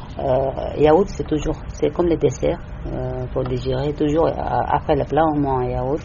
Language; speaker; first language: French; non-native, learner; Tibetan